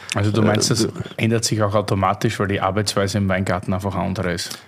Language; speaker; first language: German; native; German